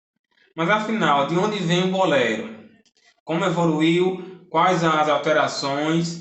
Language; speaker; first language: Portuguese; native; Portuguese